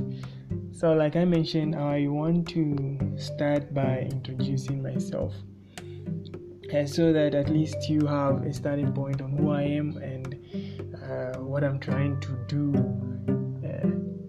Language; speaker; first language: English; non-native, local second language; Bemba